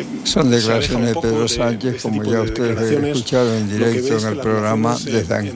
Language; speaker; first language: Spanish; native; Spanish